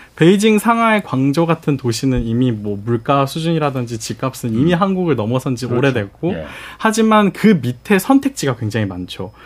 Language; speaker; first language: Korean; early bilingual, heritage; Korean